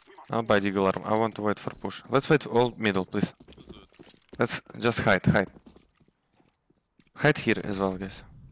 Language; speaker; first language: English; non-native, fluent; Russian